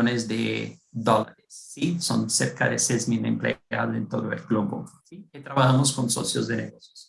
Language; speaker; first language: Spanish; non-native, fluent; Portuguese